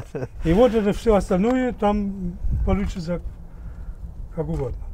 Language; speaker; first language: Russian; non-native, learner; German